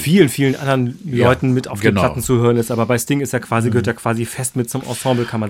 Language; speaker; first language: German; native; German